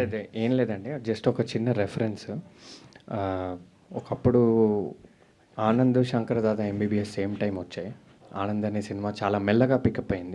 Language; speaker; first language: Telugu; native; Telugu